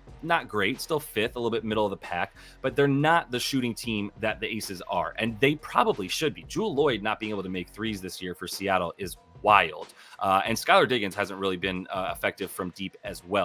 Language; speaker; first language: English; native; English